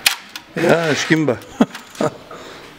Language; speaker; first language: Romanian; non-native, learner; English